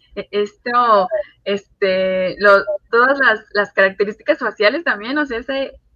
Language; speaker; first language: Spanish; native; Spanish